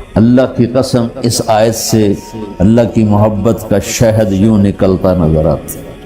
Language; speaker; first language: Urdu; non-native, local second language; Punjabi